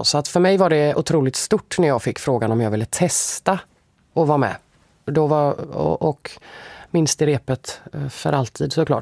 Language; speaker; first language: Swedish; native; Swedish